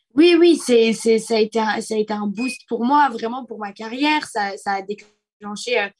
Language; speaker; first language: French; native; French